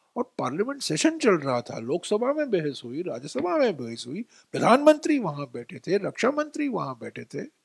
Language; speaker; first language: Hindi; non-native, local second language; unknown